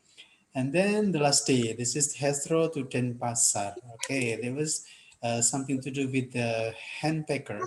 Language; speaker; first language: English; non-native, fluent; Indonesian